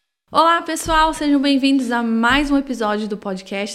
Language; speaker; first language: Portuguese; native; Portuguese